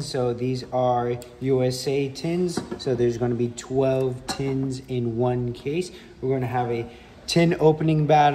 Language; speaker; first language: English; native; English